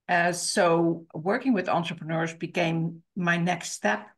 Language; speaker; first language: English; non-native, fluent; Dutch